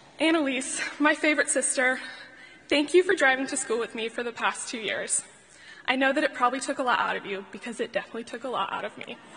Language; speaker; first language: English; native; English